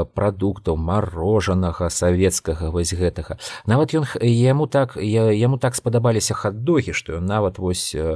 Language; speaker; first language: Belarusian; non-native, local second language; Russian